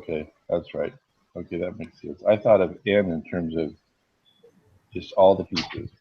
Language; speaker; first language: English; native; English